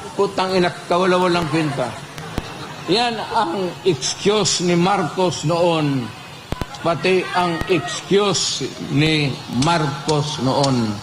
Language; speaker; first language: Filipino; non-native, local second language; Cebuano